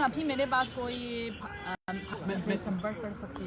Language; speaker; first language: Hindi; non-native, fluent; Chinese